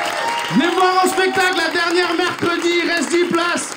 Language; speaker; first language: French; native; French